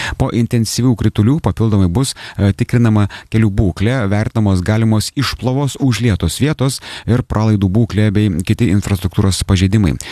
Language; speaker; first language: Lithuanian; native; Lithuanian